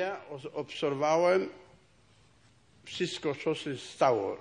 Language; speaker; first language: Polish; non-native, local second language; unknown